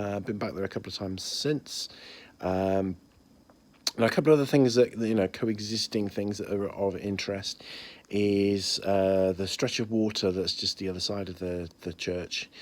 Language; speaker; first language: English; native; English